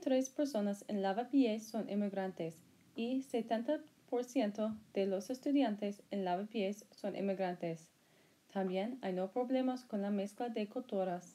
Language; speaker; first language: Spanish; non-native, learner; English